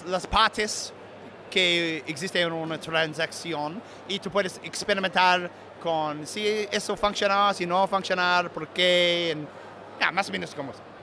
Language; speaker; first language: Spanish; non-native, learner; English